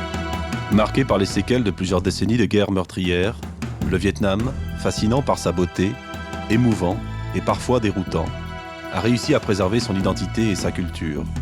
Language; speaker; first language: French; native; French